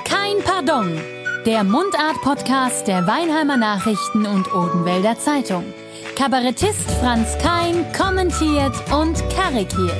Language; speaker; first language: German; native; German